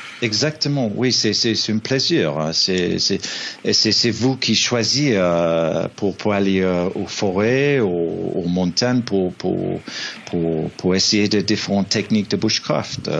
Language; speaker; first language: French; non-native, fluent; English